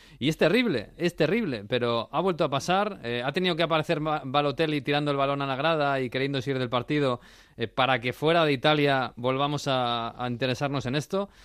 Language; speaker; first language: Spanish; native; Spanish